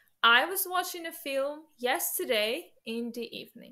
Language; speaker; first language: English; non-native, fluent; Armenian